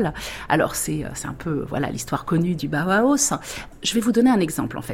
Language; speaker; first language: French; native; French